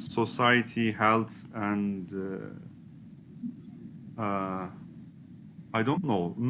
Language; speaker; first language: English; non-native, learner; Turkish